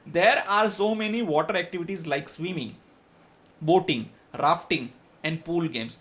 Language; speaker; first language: English; non-native, local second language; Gujarati